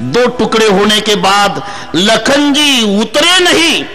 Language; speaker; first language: Hindi; non-native, local second language; Marathi